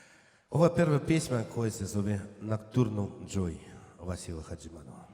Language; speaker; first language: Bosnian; non-native, learner; Russian